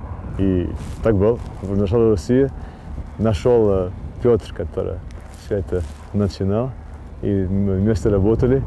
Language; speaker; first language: Russian; early bilingual, heritage; Russian